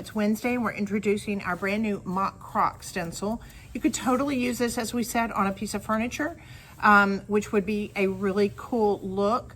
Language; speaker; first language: English; native; English